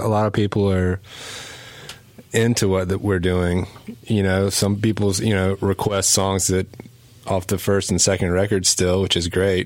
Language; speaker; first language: English; native; English